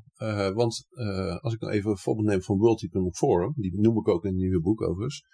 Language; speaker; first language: Dutch; native; Dutch